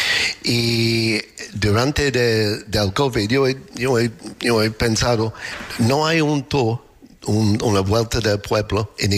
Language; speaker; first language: Spanish; non-native, learner; English